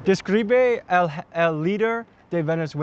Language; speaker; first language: Spanish; non-native, learner; English